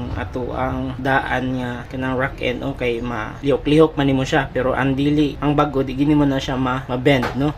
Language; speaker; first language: Cebuano; native; Cebuano